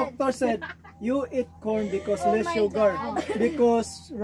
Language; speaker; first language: English; non-native, learner; Cebuano